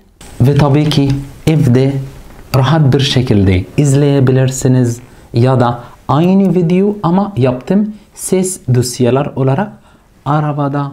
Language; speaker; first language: Turkish; non-native, fluent; Arabic